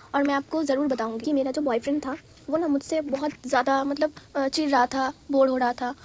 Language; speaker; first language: Hindi; non-native, local second language; Bangla